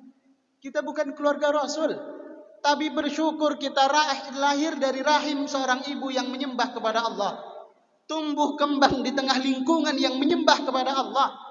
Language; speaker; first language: Indonesian; native; Indonesian